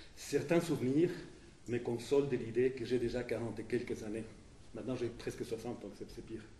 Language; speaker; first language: French; non-native, fluent; Spanish